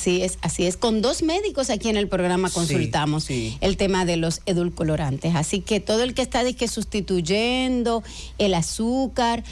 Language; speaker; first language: Spanish; native; Spanish